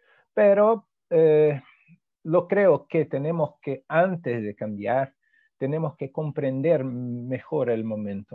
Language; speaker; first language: Spanish; non-native, fluent; Portuguese